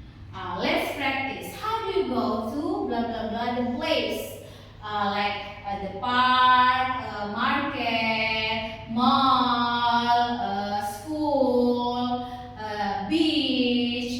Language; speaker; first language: English; non-native, learner; Indonesian